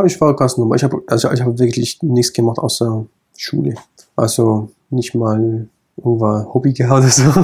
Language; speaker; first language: German; non-native, fluent; Kurdish